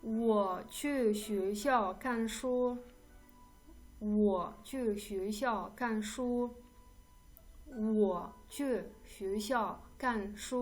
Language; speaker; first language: Chinese; non-native, fluent; Kyrgyz